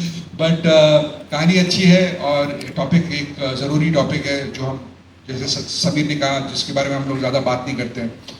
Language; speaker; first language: Hindi; native; Hindi